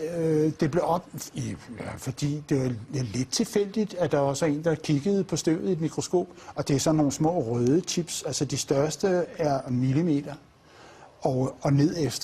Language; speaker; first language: Danish; native; Danish